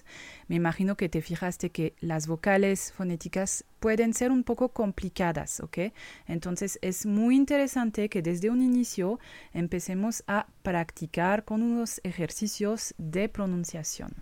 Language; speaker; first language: Spanish; non-native, fluent; French